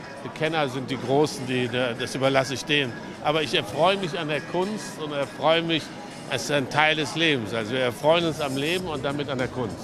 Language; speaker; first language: German; native; German